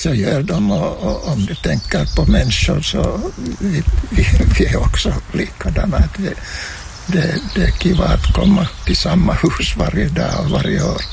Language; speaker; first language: Swedish; non-native, local second language; Finnish